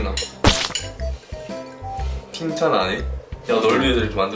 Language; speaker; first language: Korean; native; Korean